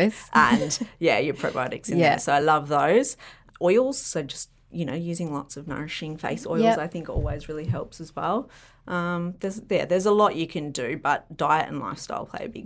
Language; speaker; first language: English; native; English